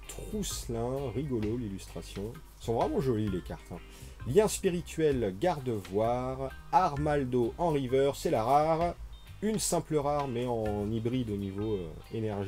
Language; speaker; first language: French; native; French